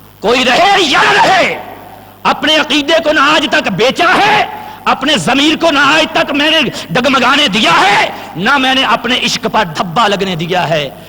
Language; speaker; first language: Urdu; non-native, local second language; Punjabi